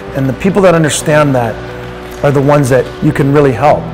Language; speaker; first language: English; native; English